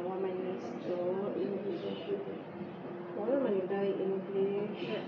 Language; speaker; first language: English; non-native, learner; Filipino